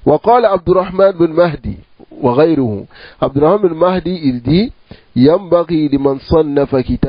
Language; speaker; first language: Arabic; non-native, fluent; Wolof